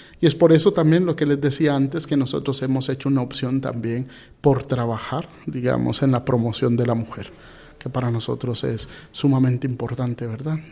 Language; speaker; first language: Spanish; native; Spanish